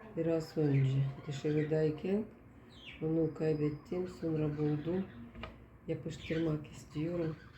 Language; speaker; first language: Turkish; non-native, learner; Russian